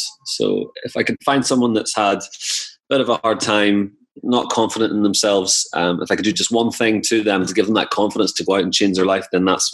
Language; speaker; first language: English; native; English